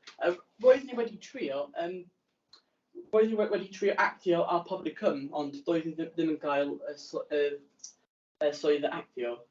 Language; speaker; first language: Welsh; non-native, learner; English